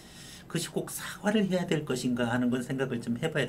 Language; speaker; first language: Korean; native; Korean